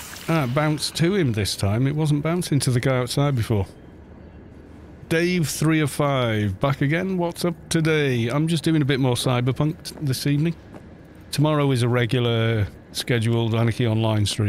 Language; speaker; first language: English; native; English